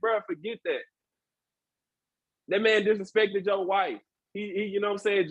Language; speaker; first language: English; native; English